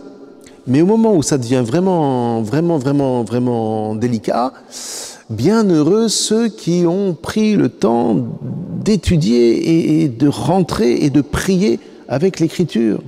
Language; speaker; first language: French; native; French